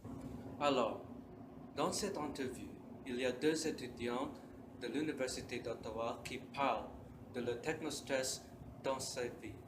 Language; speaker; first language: French; non-native, learner; English